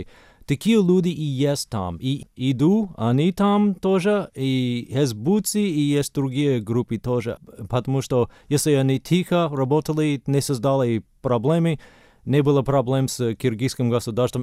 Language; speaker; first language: Russian; non-native, fluent; English